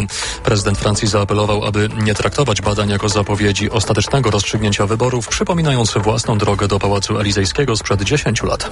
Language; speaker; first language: Polish; native; Polish